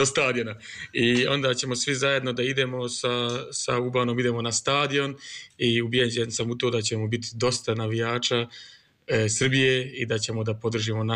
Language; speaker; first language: Serbian; native; Serbian